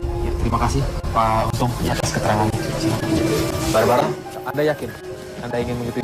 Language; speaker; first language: Indonesian; native; Indonesian